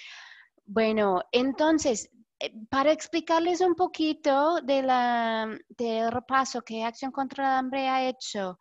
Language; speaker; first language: Spanish; non-native, fluent; English